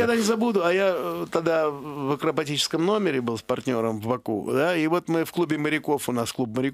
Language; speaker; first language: Russian; non-native, local second language; Azerbaijani